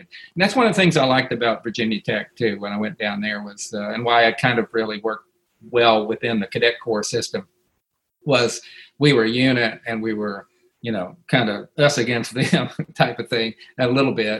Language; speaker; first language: English; native; English